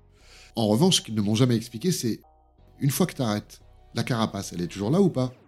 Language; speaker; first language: French; native; French